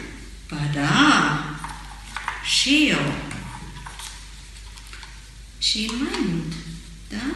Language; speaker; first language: Romanian; non-native, fluent; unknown